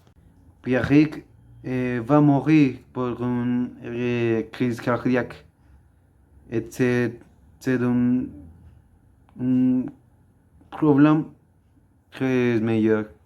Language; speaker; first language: French; non-native, learner; Spanish